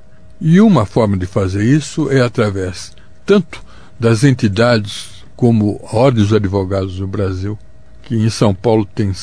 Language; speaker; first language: Portuguese; native; Portuguese